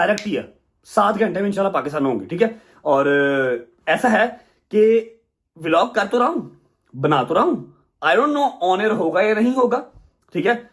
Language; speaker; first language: Urdu; non-native, local second language; Punjabi